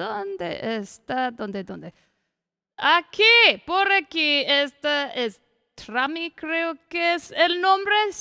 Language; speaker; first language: Spanish; non-native, learner; English